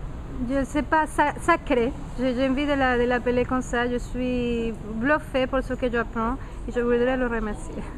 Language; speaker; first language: French; non-native, fluent; Spanish